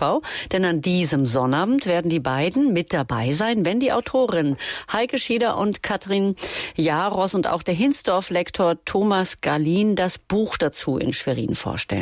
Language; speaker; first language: German; native; German